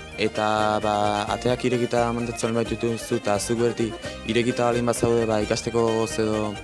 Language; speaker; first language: Basque; native; Basque